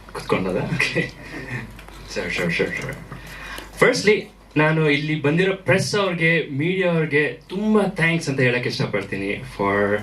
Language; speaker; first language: Kannada; early bilingual, other home language; German